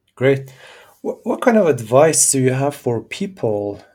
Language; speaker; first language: English; non-native, fluent; Persian